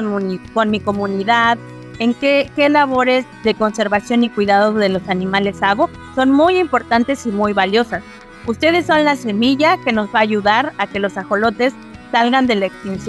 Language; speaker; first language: Spanish; native; Spanish